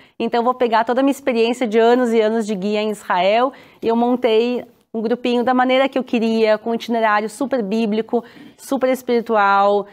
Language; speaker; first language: Portuguese; native; Portuguese